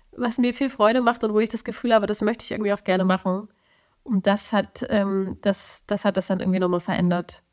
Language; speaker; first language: German; native; German